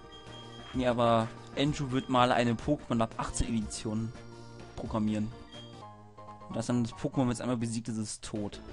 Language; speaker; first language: German; native; German